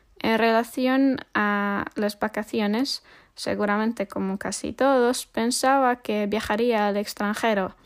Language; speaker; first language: Spanish; non-native, fluent; Polish